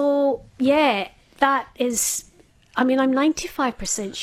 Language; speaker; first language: English; native; English